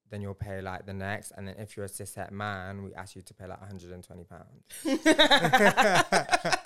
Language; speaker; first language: English; native; English